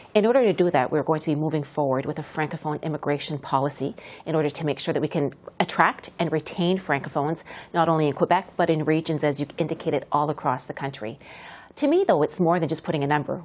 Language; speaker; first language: English; native; English